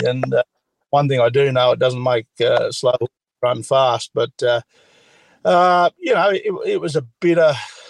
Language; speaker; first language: English; native; English